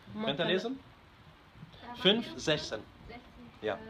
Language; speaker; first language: German; non-native, fluent; Portuguese